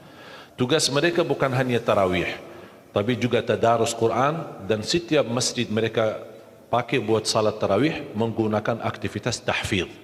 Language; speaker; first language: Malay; non-native, fluent; Arabic